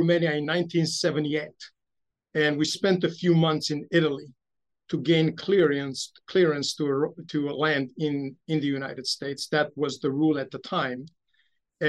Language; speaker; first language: English; early bilingual, other home language; Romanian